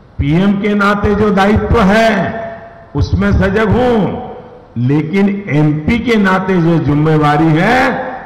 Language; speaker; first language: Hindi; non-native, local second language; Gujarati